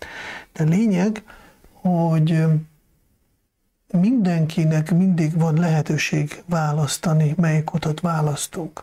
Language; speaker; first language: Hungarian; non-native, fluent; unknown